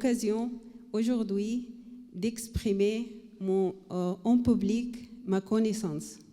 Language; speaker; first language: French; non-native, learner; Arabic